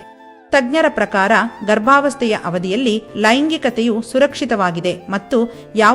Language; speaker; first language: Kannada; native; Kannada